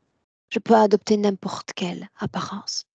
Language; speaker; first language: French; native; French